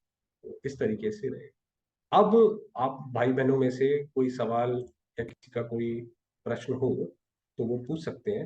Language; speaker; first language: Hindi; native; Hindi